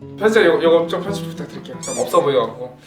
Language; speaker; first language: Korean; native; Korean